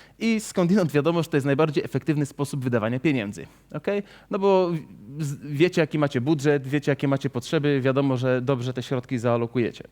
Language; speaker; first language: Polish; native; Polish